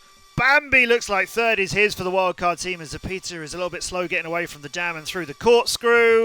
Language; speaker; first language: English; native; English